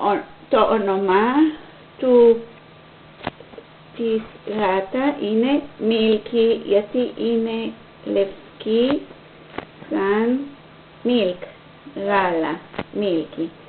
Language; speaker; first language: Greek; non-native, learner; English